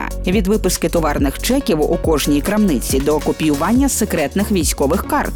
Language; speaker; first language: Ukrainian; native; Ukrainian